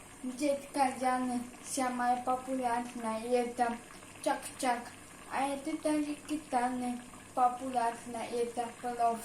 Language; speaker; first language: Russian; early bilingual, other home language; Tajik